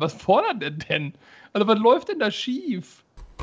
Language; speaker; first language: German; native; German